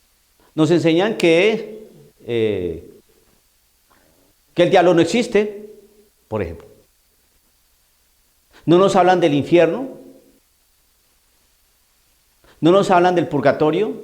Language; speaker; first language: Spanish; native; Spanish